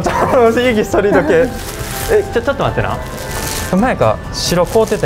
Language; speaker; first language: Japanese; native; Japanese